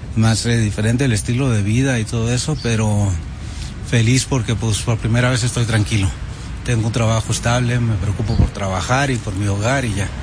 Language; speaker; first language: Spanish; early bilingual, heritage; Spanish